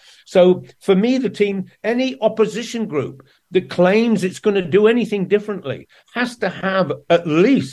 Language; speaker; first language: English; native; English